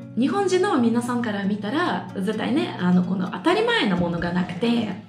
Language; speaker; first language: Japanese; non-native, fluent; Russian